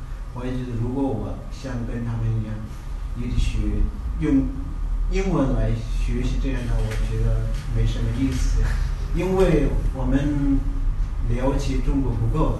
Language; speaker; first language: Chinese; non-native, learner; Tibetan